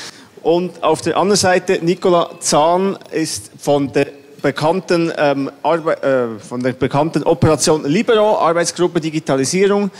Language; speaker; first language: German; native; German